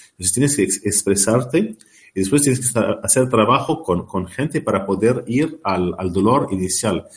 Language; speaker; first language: Spanish; non-native, learner; Arabic